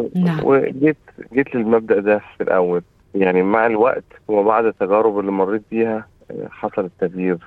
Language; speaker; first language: Arabic; native; Arabic